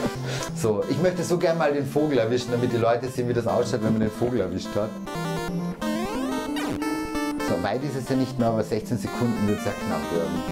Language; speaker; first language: German; native; German